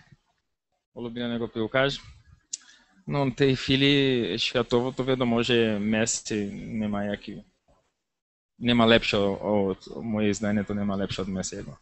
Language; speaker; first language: Polish; non-native, learner; Portuguese